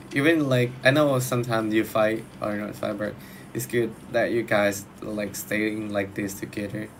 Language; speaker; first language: English; non-native, learner; Thai